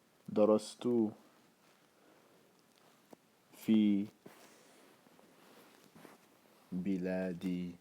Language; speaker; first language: Arabic; non-native, fluent; English